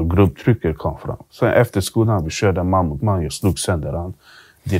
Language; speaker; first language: Swedish; early bilingual, other home language; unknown